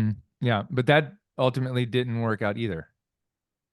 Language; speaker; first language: English; native; English